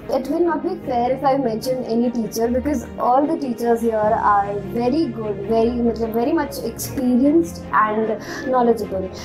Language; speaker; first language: English; non-native, local second language; Hindi